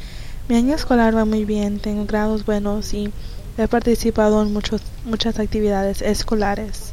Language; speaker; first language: Spanish; early bilingual, heritage; Spanish